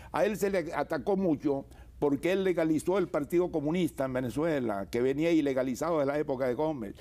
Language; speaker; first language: Spanish; native; Spanish